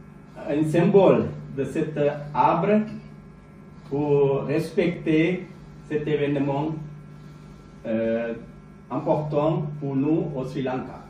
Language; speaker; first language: French; non-native, learner; Sinhala